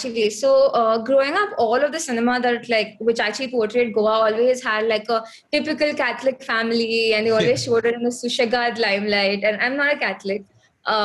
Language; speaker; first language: English; non-native, local second language; Konkani